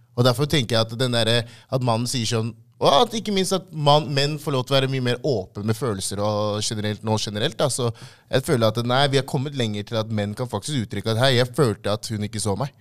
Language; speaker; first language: Norwegian; early bilingual, other home language; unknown